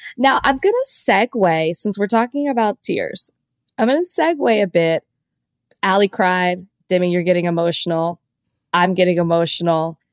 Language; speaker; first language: English; native; English